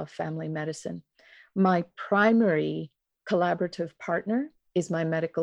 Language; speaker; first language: English; non-native, local second language; Tamil